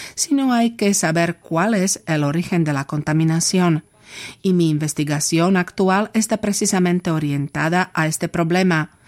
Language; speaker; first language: Spanish; non-native, fluent; Slovak